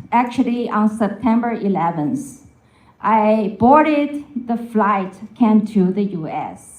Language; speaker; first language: English; non-native, fluent; Chinese